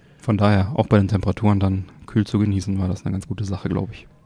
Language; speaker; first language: German; native; German